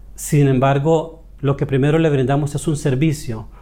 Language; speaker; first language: Spanish; native; Spanish